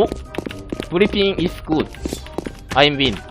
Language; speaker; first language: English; non-native, learner; Korean